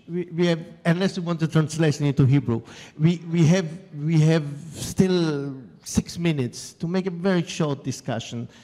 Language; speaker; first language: English; non-native, fluent; Hebrew